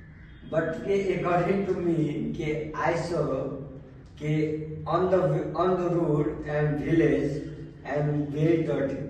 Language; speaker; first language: English; non-native, learner; Hindi